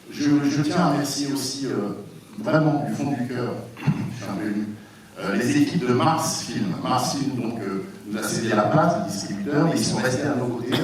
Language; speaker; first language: French; native; French